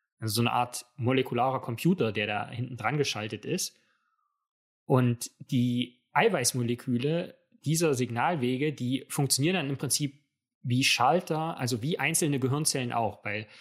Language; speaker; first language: German; native; German